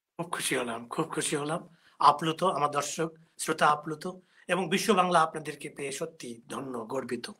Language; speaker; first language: Bangla; native; Bangla